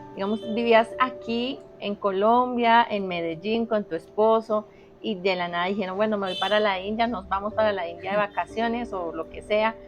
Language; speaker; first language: Spanish; native; Spanish